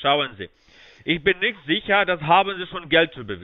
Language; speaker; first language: German; non-native, fluent; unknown